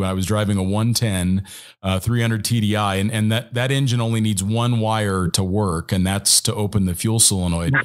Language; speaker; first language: English; native; English